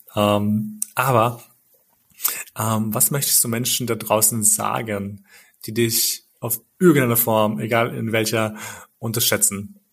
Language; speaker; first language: German; early bilingual, other home language; Albanian